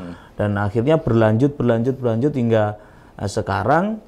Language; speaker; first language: Indonesian; native; Indonesian